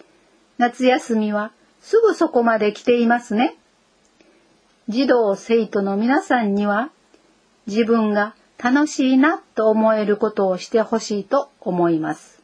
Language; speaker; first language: Japanese; non-native, fluent; English